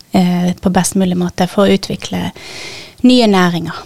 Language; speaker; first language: Norwegian; native; Norwegian